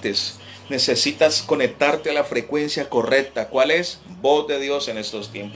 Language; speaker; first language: Spanish; native; Spanish